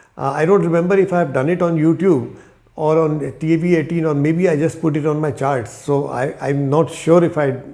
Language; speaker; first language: English; non-native, local second language; Hindi